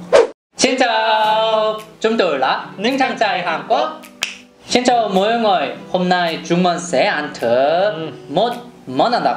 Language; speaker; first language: Vietnamese; non-native, learner; Korean